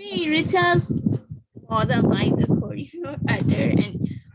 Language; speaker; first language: English; non-native, learner; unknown